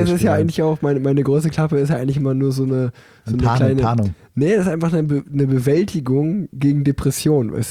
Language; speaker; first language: German; native; German